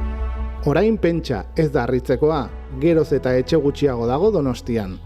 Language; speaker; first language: Basque; native; Basque